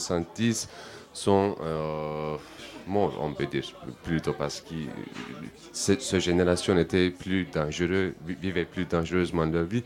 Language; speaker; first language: French; non-native, learner; Turkish